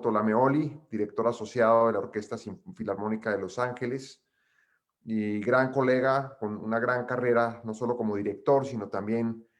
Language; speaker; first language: Spanish; native; Spanish